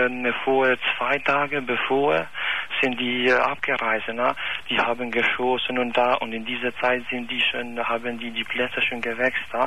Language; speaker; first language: German; non-native, learner; Albanian